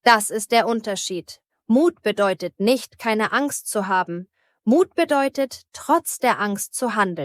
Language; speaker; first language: German; native; German